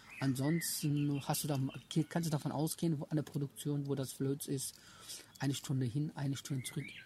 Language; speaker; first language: German; early bilingual, other home language; Turkish